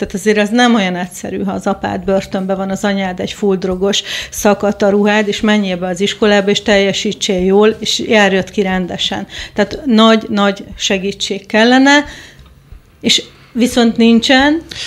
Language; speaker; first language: Hungarian; native; Hungarian